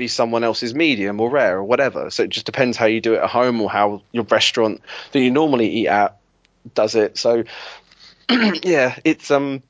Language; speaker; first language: English; native; English